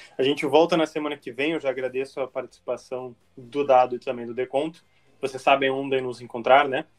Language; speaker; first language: Portuguese; native; Portuguese